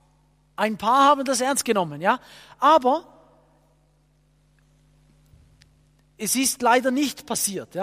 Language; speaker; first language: German; non-native, fluent; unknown